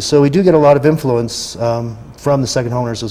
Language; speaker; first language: English; native; English